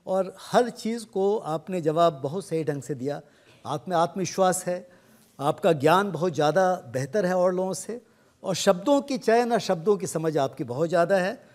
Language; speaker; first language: Hindi; native; Hindi